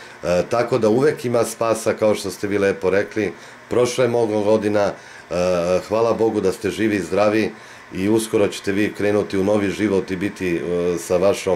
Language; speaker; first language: Bosnian; native; Bosnian